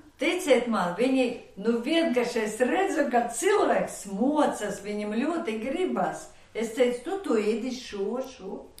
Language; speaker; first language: Latvian; non-native, local second language; Russian